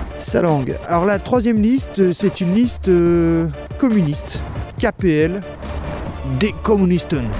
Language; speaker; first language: French; native; French